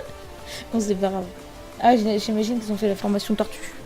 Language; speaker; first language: French; native; French